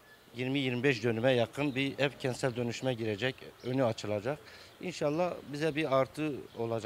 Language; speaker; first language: Turkish; native; Turkish